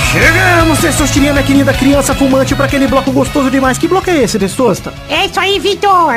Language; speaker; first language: Portuguese; native; Portuguese